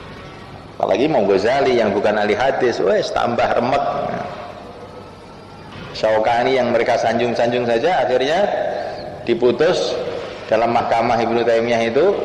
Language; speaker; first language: Indonesian; native; Indonesian